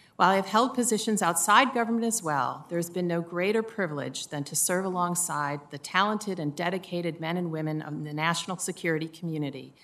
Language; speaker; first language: English; native; English